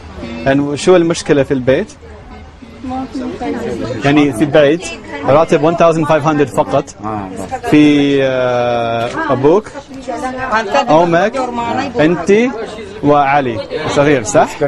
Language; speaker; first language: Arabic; non-native, learner; English